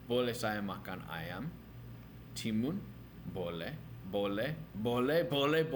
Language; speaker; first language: Indonesian; non-native, fluent; English